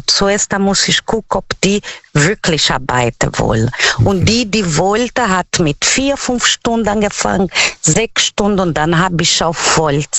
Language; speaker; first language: German; non-native, fluent; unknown